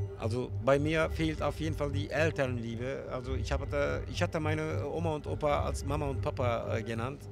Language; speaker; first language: German; early bilingual, other home language; Turkish